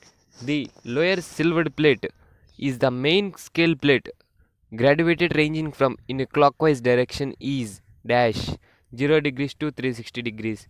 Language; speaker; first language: English; non-native, local second language; Telugu